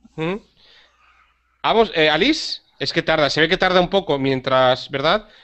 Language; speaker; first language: Spanish; native; Spanish